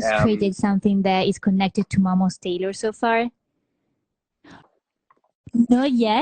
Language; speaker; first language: English; non-native, fluent; Italian